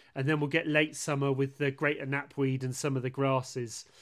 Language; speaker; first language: English; native; English